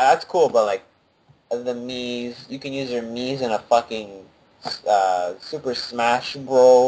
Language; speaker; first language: English; native; English